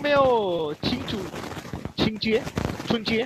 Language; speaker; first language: Chinese; non-native, learner; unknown